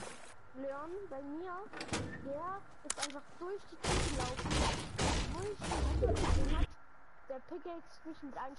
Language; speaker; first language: German; native; German